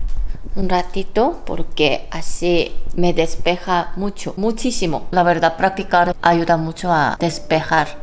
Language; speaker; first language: Spanish; non-native, fluent; Korean